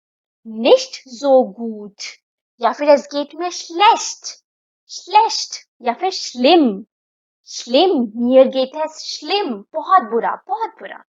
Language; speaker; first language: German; non-native, fluent; Hindi